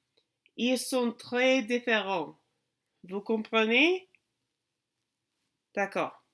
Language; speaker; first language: French; non-native, learner; English